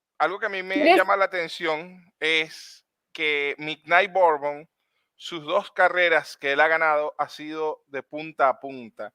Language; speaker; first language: Spanish; native; Spanish